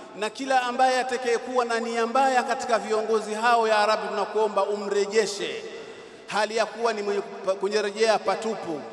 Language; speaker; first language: Swahili; native; Swahili